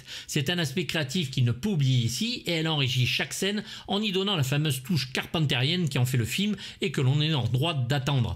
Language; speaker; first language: French; native; French